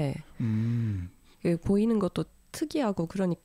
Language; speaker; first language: Korean; non-native, fluent; Turkish